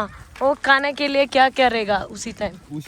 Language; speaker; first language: Hindi; non-native, learner; Malayalam